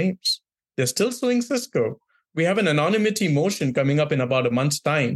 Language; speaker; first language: English; non-native, local second language; Tamil